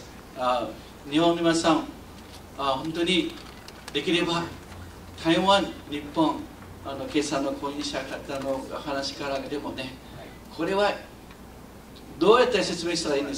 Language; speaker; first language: Japanese; non-native, fluent; Chinese